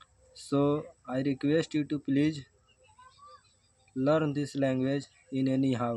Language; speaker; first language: English; non-native, learner; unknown